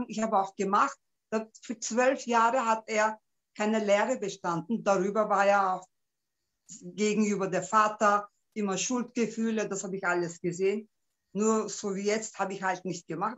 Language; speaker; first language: German; non-native, local second language; Turkish